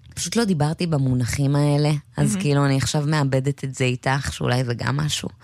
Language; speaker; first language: Hebrew; native; Hebrew